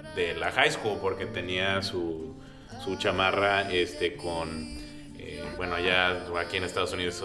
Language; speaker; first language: Spanish; early bilingual, heritage; Spanish